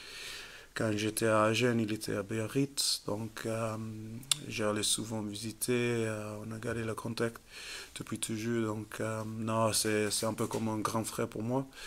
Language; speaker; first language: French; non-native, fluent; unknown